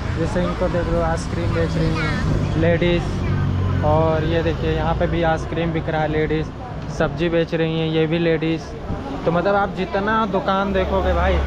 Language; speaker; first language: Hindi; native; Hindi